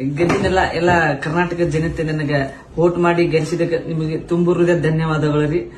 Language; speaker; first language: Kannada; non-native, local second language; Lambadi